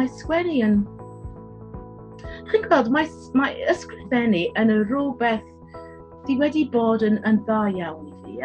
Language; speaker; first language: Welsh; non-native, learner; English